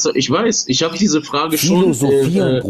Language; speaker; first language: German; native; German